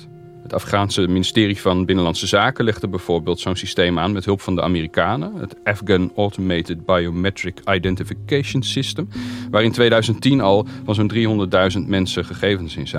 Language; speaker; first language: Dutch; native; Dutch